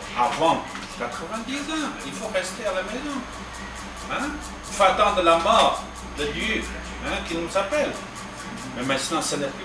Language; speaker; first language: French; non-native, fluent; Chinese